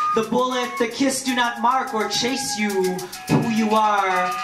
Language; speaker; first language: English; early bilingual, other home language; Spanish